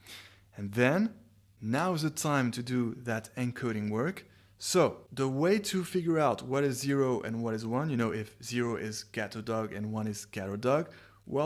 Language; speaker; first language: English; non-native, fluent; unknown